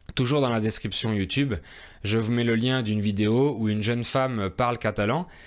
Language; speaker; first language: French; native; French